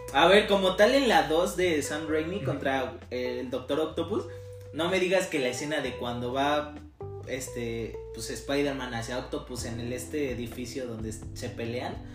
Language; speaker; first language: Spanish; native; Spanish